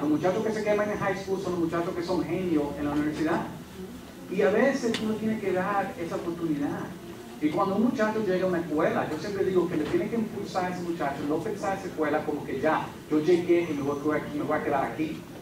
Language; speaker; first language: Spanish; early bilingual, heritage; Spanish